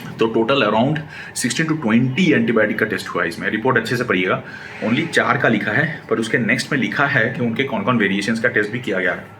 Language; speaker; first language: Hindi; non-native, local second language; Bangla